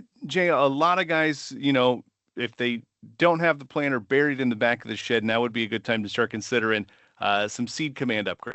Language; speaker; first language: English; native; English